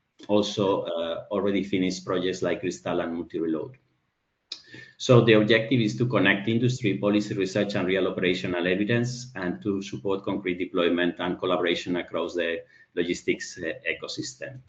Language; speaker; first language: English; non-native, fluent; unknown